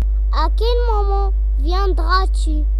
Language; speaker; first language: French; non-native, local second language; Arabic